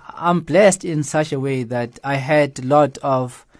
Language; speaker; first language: English; non-native, local second language; Zulu